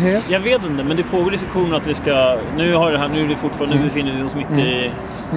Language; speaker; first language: Swedish; native; Swedish